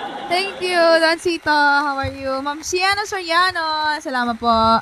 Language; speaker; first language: English; non-native, local second language; Filipino